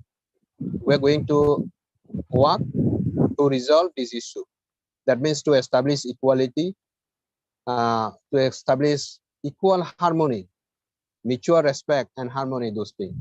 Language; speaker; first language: English; non-native, fluent; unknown